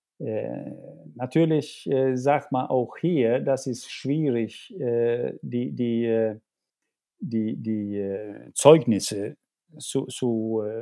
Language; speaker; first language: German; non-native, fluent; Swedish